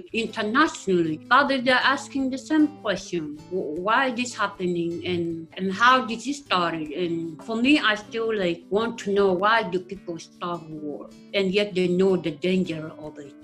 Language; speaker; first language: English; non-native, local second language; Acoli